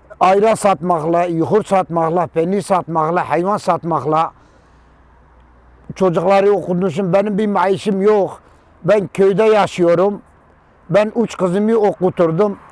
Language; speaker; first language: Turkish; non-native, local second language; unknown